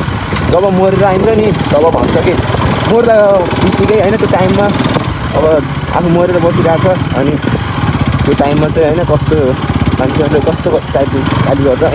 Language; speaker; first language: Nepali; native; Nepali